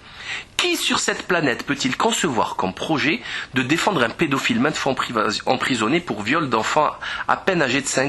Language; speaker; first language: French; native; French